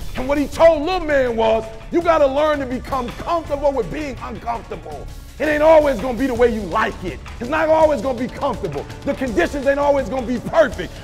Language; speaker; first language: English; native; English